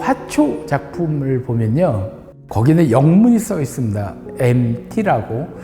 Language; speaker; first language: Korean; native; Korean